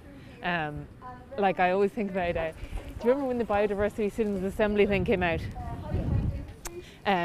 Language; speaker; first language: English; native; English